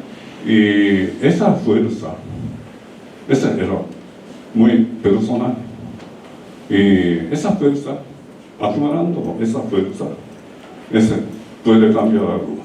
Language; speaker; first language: Spanish; non-native, learner; Japanese